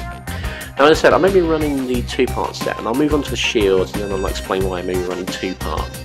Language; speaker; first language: English; native; English